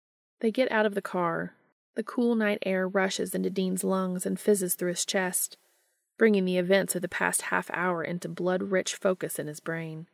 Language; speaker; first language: English; native; English